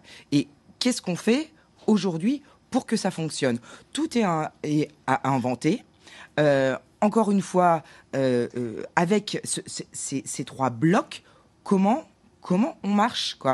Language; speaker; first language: French; native; French